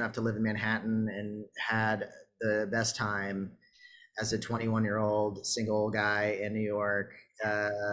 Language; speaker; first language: English; native; English